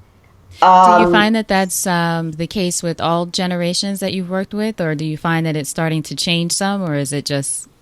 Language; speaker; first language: English; native; English